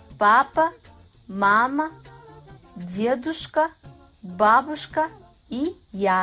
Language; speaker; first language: Russian; non-native, fluent; Kazakh